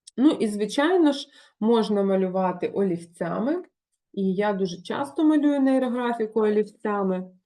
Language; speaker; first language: Ukrainian; non-native, local second language; Russian